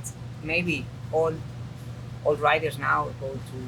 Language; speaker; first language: English; non-native, learner; Spanish